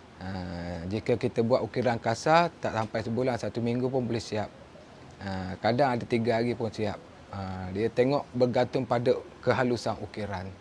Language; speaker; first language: Malay; native; Malay